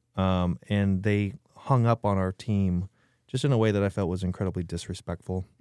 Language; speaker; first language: English; native; English